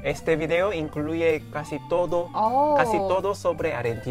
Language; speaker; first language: Spanish; non-native, learner; Korean